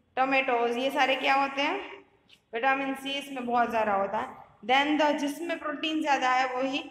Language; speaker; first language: Hindi; non-native, local second language; Gujarati